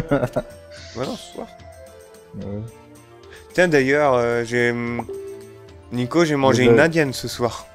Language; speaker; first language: French; native; French